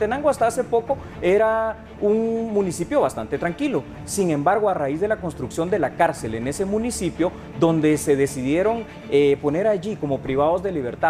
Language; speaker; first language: Spanish; native; Spanish